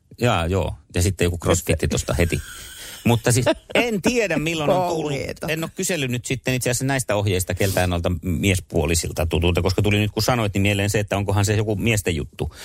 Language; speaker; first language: Finnish; native; Finnish